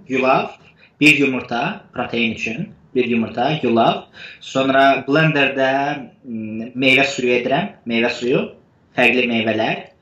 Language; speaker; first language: Azerbaijani; non-native, fluent; Turkish